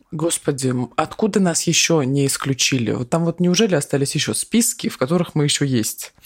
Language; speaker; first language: Russian; native; Russian